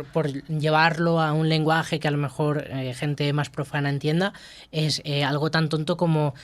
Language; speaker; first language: Spanish; native; Spanish